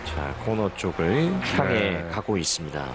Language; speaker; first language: Korean; native; Korean